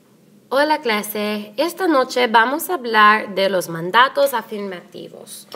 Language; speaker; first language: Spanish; non-native, fluent; English